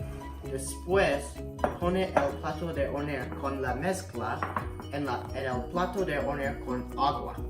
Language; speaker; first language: Spanish; non-native, learner; English